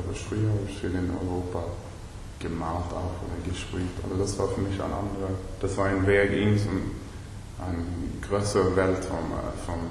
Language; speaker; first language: German; non-native, learner; Swedish